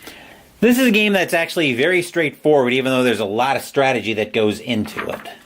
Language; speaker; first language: English; native; English